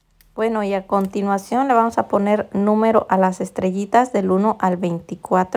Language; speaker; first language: Spanish; native; Spanish